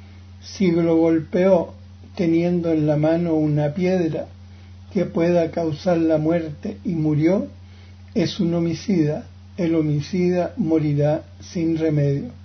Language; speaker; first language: Spanish; native; Spanish